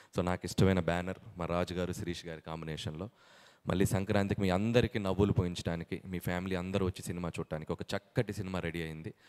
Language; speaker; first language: Telugu; native; Telugu